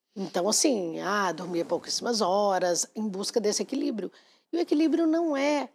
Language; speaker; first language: Portuguese; native; Portuguese